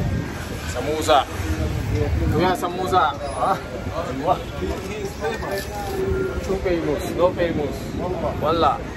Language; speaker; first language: English; non-native, local second language; Filipino